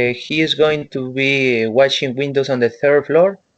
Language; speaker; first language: English; non-native, learner; Spanish